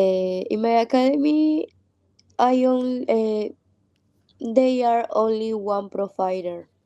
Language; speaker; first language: English; non-native, learner; Spanish